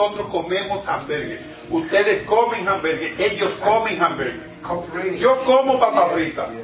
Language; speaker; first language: Spanish; non-native, fluent; English